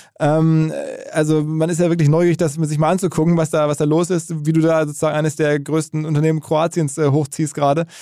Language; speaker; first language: German; native; German